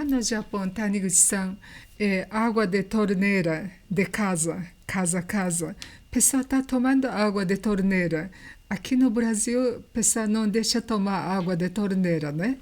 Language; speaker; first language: Portuguese; non-native, learner; Japanese